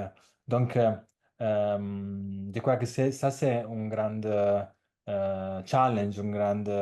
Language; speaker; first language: French; non-native, learner; Italian